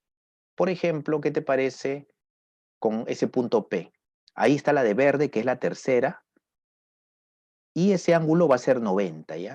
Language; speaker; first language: Spanish; native; Spanish